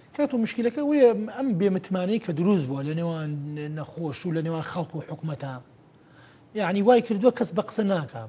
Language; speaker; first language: Central Kurdish; native; Central Kurdish